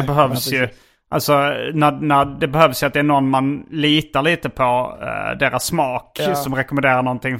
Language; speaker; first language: Swedish; native; Swedish